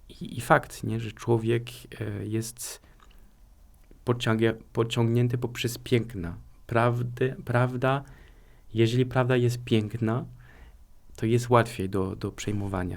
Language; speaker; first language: Polish; non-native, fluent; French